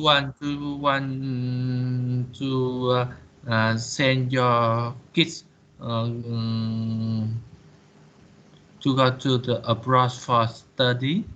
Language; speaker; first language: English; non-native, learner; Vietnamese